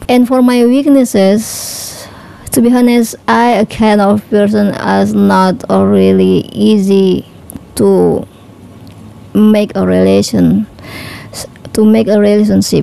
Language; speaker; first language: English; non-native, learner; Indonesian